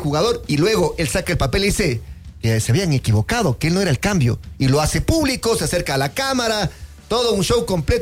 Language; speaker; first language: Spanish; native; Spanish